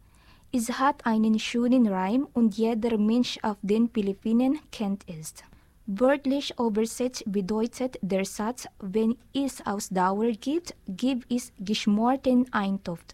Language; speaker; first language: German; non-native, learner; Filipino